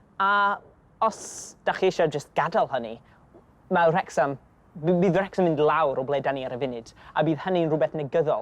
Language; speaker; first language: Welsh; non-native, local second language; English